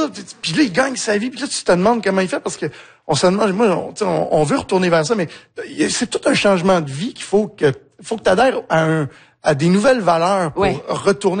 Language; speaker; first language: French; native; French